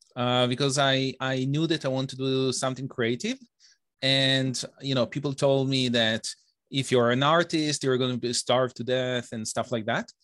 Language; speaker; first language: English; non-native, fluent; Hebrew